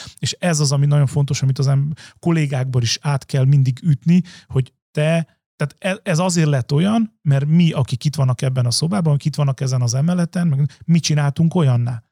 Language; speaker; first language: Hungarian; native; Hungarian